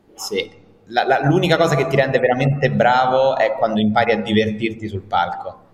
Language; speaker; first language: Italian; native; Italian